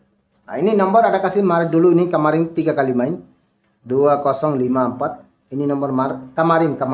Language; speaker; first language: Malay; non-native, learner; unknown